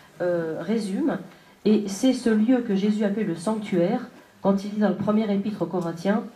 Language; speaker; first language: French; native; French